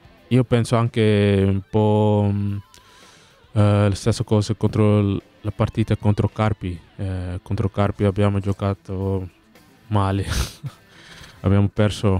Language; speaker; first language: Italian; non-native, learner; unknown